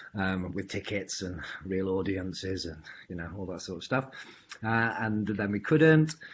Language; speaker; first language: English; native; English